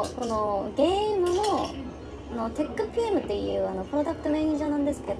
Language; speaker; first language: Japanese; non-native, fluent; Korean